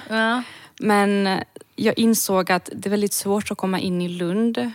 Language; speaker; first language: Swedish; early bilingual, other home language; Serbian